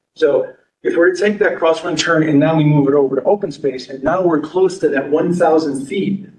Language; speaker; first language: English; native; English